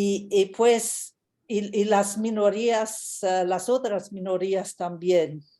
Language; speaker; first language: Spanish; non-native, fluent; English